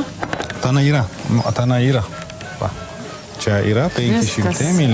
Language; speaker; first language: Lithuanian; non-native, learner; Turkish